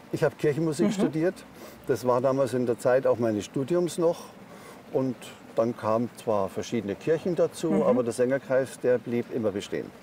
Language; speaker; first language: German; native; German